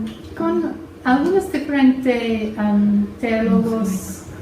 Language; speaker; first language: Spanish; non-native, fluent; English